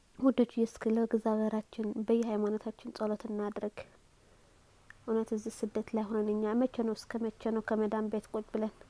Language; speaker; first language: Amharic; non-native, local second language; Tigrinya